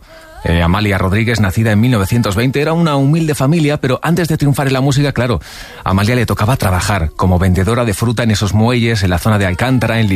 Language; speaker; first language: Spanish; native; Spanish